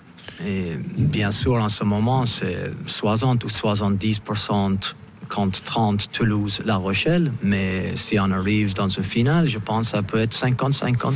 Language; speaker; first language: French; non-native, fluent; English